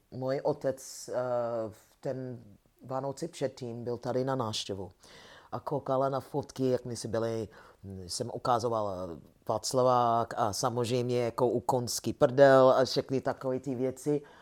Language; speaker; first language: Czech; non-native, learner; English